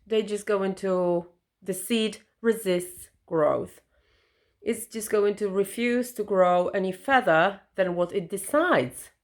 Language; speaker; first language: English; non-native, fluent; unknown